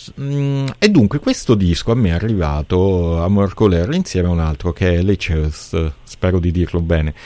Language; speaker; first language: Italian; native; Italian